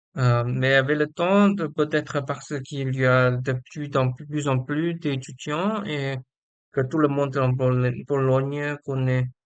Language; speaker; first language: French; non-native, learner; Chinese